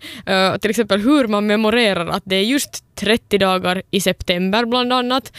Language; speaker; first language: Swedish; native; Swedish